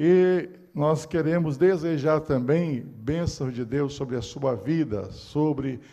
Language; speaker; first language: Portuguese; native; Portuguese